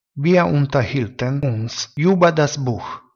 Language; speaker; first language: German; non-native, fluent; Italian